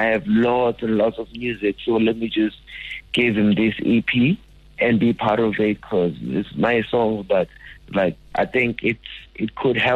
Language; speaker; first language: English; non-native, local second language; Zulu